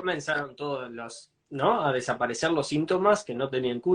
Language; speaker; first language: Spanish; native; Spanish